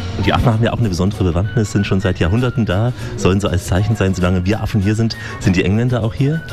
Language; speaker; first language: German; native; German